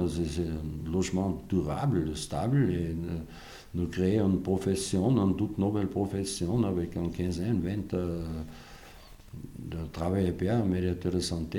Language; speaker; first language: French; non-native, fluent; German